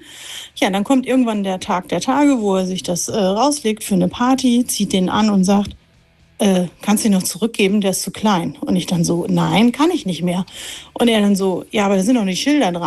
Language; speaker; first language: German; native; German